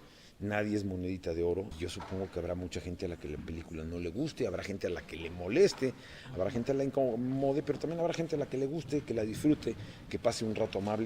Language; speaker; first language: Spanish; native; Spanish